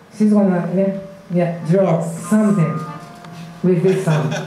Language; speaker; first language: English; non-native, learner; Japanese